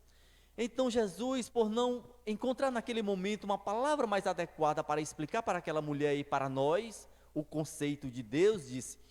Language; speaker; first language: Portuguese; native; Portuguese